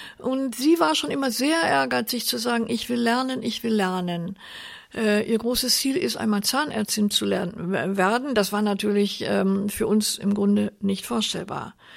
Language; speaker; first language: German; native; German